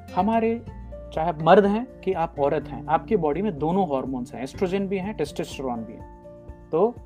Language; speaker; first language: Hindi; native; Hindi